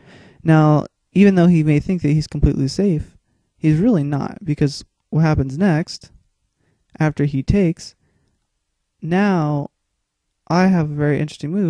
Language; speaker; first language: English; native; English